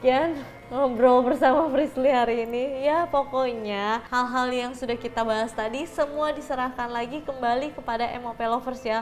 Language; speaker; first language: Indonesian; native; Indonesian